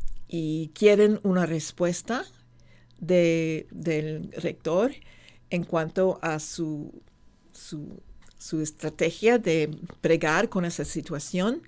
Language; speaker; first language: Spanish; non-native, fluent; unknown